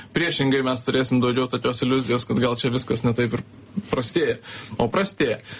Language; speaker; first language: Lithuanian; native; Lithuanian